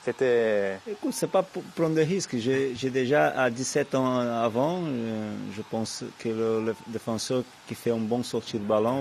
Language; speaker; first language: French; non-native, fluent; Portuguese